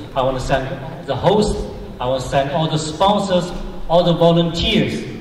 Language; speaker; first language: English; non-native, fluent; Chinese